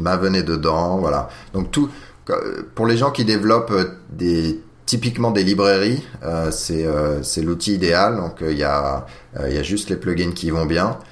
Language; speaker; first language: French; native; French